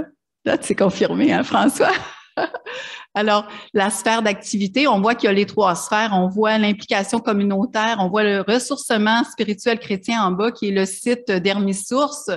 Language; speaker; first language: French; native; French